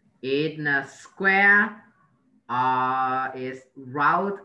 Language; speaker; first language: English; non-native, learner; Vietnamese